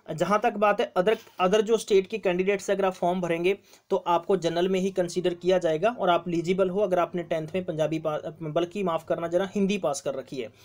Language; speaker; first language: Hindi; non-native, local second language; Punjabi